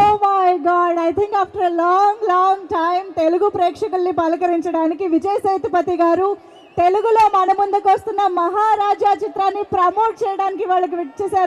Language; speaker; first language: Telugu; native; Telugu